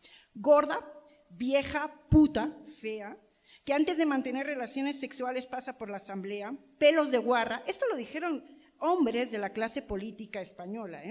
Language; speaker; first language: Spanish; native; Spanish